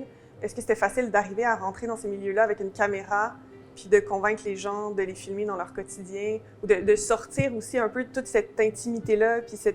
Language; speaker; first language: French; native; French